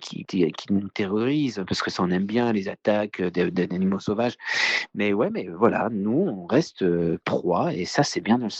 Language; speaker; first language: French; native; French